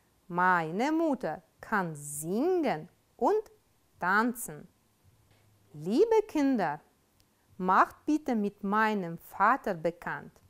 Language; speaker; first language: German; non-native, fluent; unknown